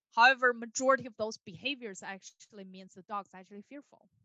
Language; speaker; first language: English; non-native, fluent; Chinese